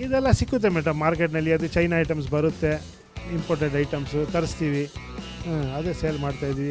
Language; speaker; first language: Kannada; non-native, local second language; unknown